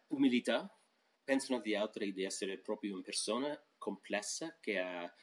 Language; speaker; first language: Italian; non-native, fluent; English